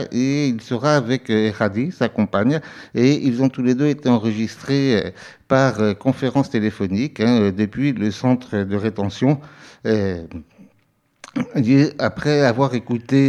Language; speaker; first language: French; native; French